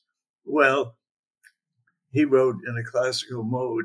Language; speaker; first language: English; native; English